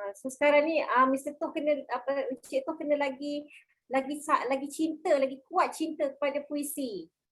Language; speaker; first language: Malay; native; Malay